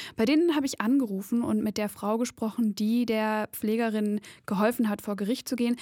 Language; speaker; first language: German; native; German